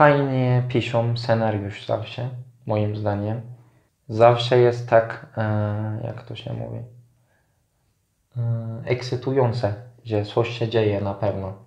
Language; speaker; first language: Polish; non-native, fluent; Turkish